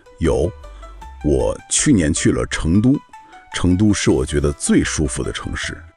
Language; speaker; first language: Chinese; non-native, fluent; English